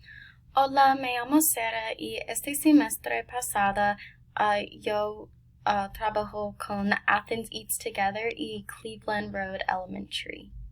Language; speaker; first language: Spanish; non-native, learner; English